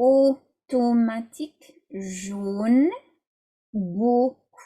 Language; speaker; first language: French; non-native, fluent; English